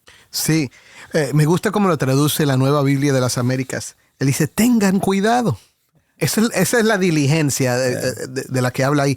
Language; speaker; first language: Spanish; native; Spanish